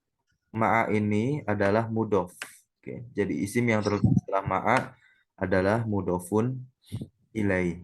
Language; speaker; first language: Indonesian; native; Indonesian